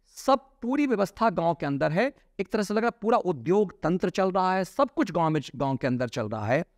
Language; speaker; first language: Hindi; native; Hindi